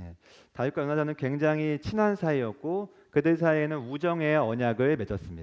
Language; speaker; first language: Korean; native; Korean